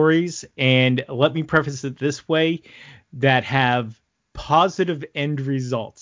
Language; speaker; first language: English; native; English